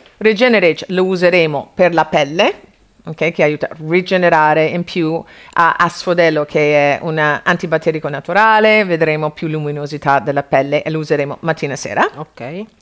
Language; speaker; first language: Italian; non-native, fluent; English